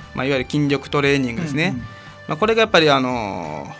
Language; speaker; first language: Japanese; native; Japanese